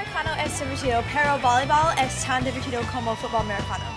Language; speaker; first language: Spanish; non-native, learner; English